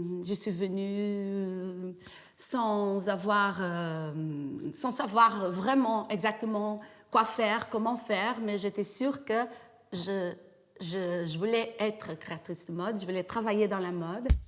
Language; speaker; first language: French; non-native, fluent; Portuguese